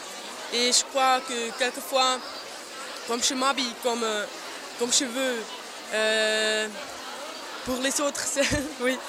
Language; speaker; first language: French; non-native, local second language; German